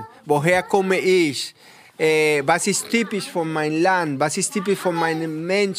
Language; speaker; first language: German; non-native, fluent; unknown